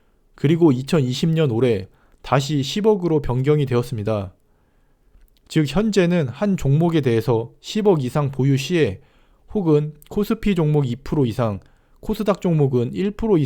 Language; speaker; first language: Korean; native; Korean